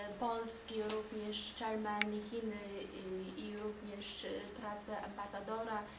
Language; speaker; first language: Polish; non-native, learner; Chinese